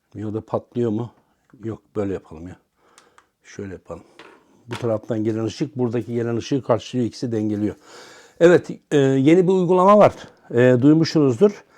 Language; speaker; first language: Turkish; native; Turkish